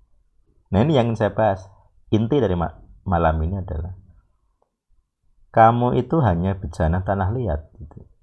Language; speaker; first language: Indonesian; native; Indonesian